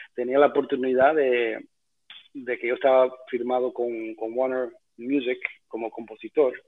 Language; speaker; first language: Spanish; early bilingual, heritage; Spanish